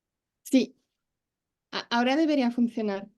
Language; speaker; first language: Spanish; non-native, fluent; French